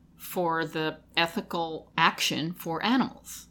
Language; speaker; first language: English; native; English